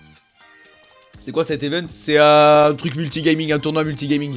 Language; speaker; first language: French; native; French